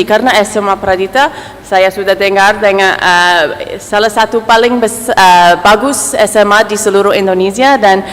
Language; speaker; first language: Indonesian; non-native, fluent; English